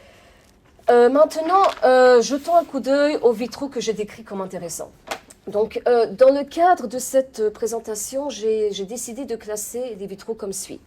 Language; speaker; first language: French; non-native, fluent; Polish